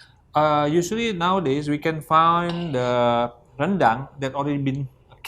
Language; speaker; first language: English; non-native, fluent; Indonesian